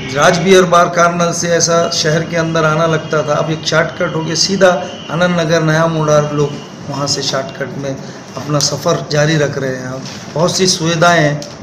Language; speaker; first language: Hindi; non-native, local second language; Urdu